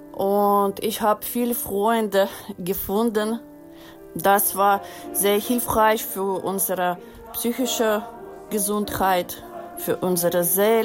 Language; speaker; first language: German; non-native, learner; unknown